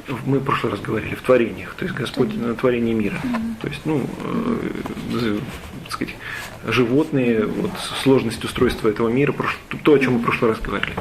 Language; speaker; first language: Russian; native; Russian